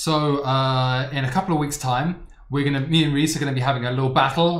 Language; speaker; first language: English; native; English